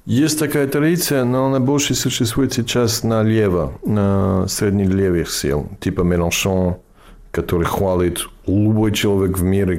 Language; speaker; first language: Russian; non-native, fluent; English